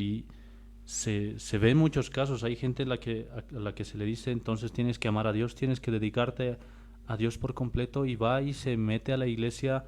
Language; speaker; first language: Spanish; native; Spanish